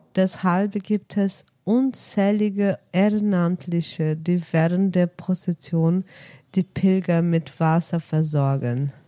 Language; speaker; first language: German; non-native, fluent; Portuguese